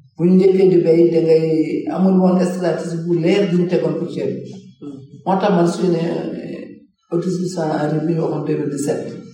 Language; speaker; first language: Wolof; native; Wolof